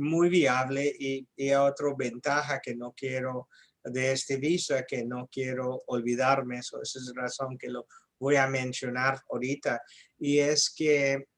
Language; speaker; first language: Spanish; early bilingual, heritage; English